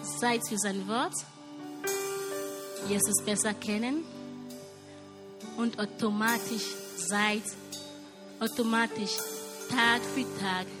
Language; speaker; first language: German; non-native, learner; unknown